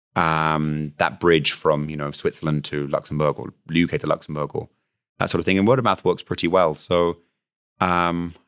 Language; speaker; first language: English; native; English